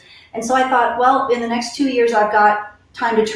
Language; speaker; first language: English; native; English